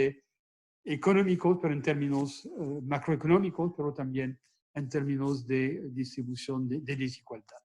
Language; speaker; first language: Spanish; non-native, fluent; French